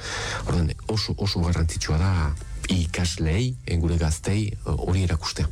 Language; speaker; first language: Basque; native; Basque